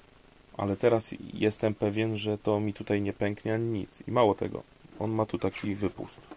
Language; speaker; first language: Polish; native; Polish